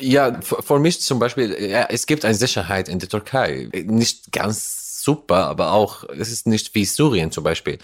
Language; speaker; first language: German; non-native, learner; Arabic